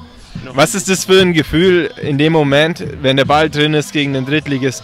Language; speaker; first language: German; native; German